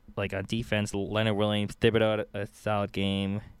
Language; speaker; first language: English; native; English